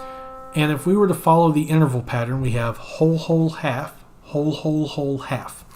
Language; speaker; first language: English; native; English